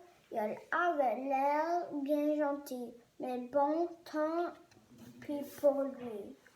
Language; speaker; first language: French; non-native, learner; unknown